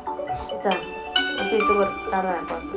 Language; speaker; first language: Mongolian; non-native, fluent; Russian